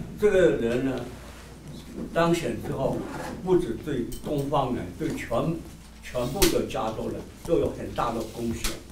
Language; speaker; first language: Chinese; native; Chinese